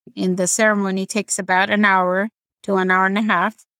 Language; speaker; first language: English; non-native, fluent; Amharic